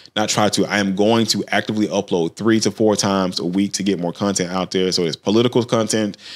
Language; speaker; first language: English; native; English